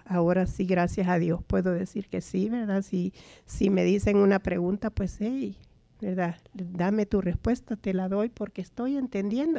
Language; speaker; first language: Spanish; native; Spanish